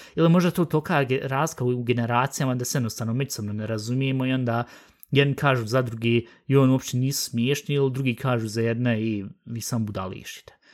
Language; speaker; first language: Bosnian; early bilingual, heritage; Bosnian